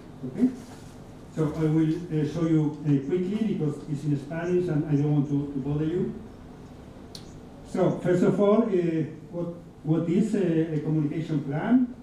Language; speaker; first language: English; non-native, fluent; Spanish